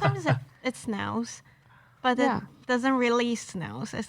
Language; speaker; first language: English; non-native, local second language; Chinese